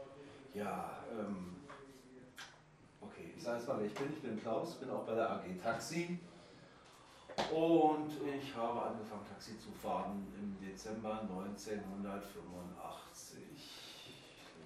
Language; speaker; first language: German; native; German